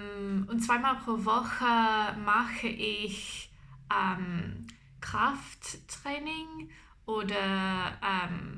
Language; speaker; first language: German; non-native, learner; English